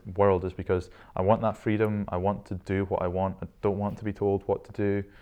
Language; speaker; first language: English; native; English